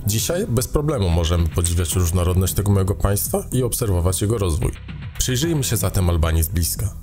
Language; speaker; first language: Polish; native; Polish